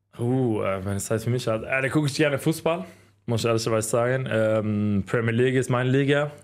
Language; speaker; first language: German; non-native, learner; Swedish